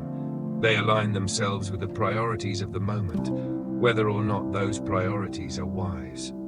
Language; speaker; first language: English; native; English